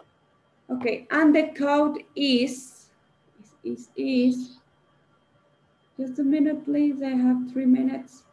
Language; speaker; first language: English; non-native, learner; Spanish